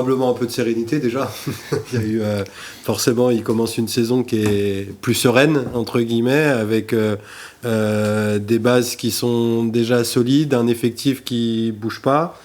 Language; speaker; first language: French; native; French